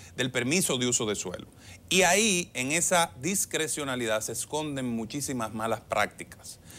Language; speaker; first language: Spanish; native; Spanish